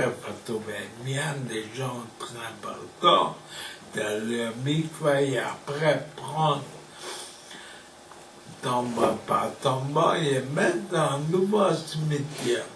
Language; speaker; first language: French; non-native, fluent; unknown